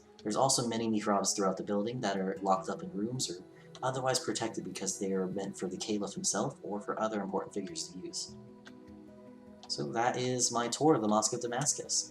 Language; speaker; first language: English; native; English